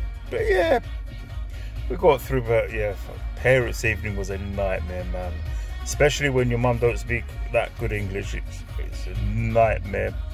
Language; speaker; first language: English; early bilingual, other home language; Greek